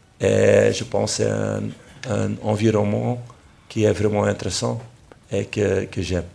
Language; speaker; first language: French; non-native, local second language; Dutch